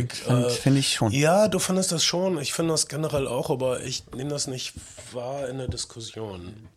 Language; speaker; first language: German; native; German